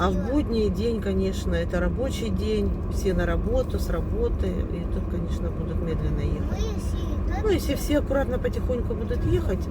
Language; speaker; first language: Russian; native; Russian